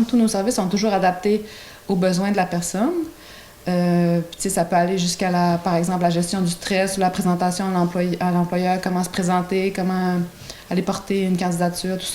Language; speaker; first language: French; native; French